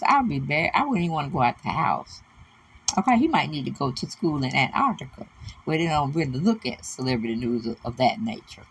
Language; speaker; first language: English; native; English